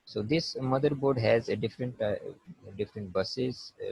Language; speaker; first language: English; non-native, local second language; Urdu